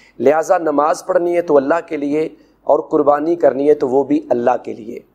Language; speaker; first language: Urdu; non-native, local second language; Punjabi